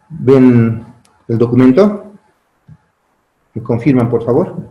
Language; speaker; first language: Spanish; native; Spanish